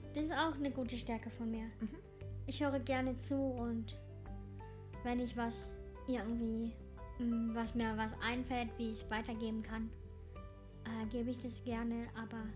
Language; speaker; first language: German; non-native, local second language; English